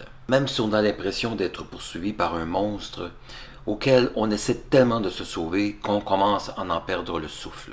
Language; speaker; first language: French; native; French